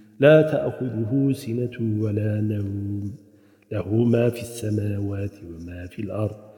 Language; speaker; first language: Arabic; non-native, fluent; Turkish